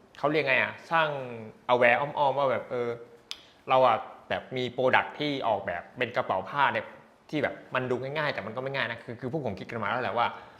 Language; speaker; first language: Thai; native; Thai